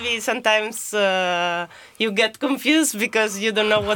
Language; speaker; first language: English; non-native, fluent; Italian